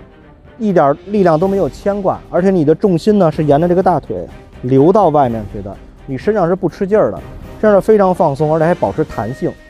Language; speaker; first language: Chinese; native; Chinese